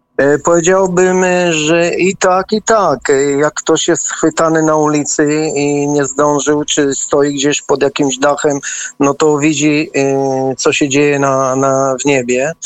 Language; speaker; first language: Polish; early bilingual, heritage; Polish